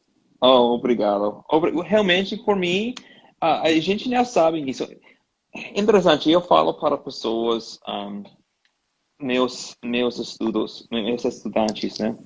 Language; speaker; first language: Portuguese; non-native, learner; English